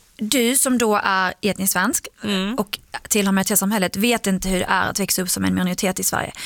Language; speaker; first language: Swedish; early bilingual, other home language; Arabic